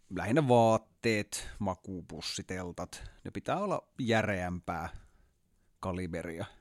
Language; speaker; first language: Finnish; native; Finnish